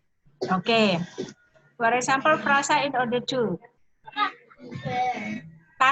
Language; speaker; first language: English; non-native, learner; Indonesian